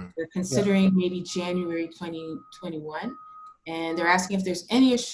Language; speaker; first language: English; native; English